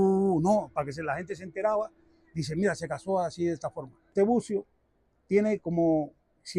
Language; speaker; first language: Spanish; native; Spanish